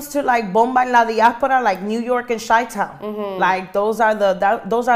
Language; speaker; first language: English; native; English